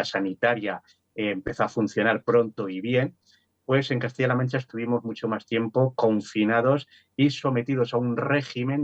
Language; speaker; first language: Spanish; native; Spanish